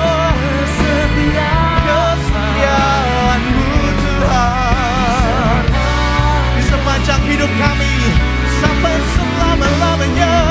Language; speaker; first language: Indonesian; native; Indonesian